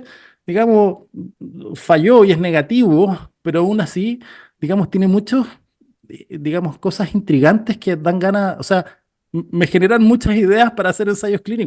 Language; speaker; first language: Spanish; native; Spanish